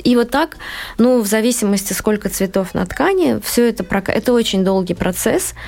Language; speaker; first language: Russian; non-native, local second language; Uzbek